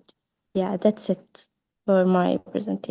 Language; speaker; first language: English; non-native, learner; Arabic